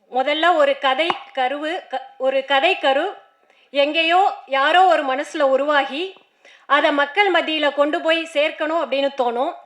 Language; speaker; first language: Tamil; native; Tamil